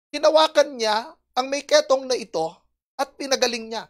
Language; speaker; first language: Filipino; native; Filipino